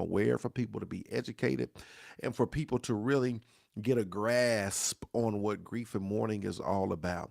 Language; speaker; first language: English; native; English